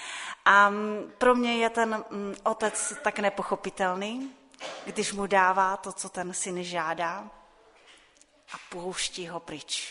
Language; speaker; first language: Czech; non-native, local second language; Polish